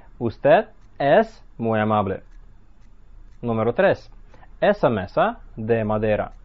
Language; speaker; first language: Spanish; non-native, fluent; Russian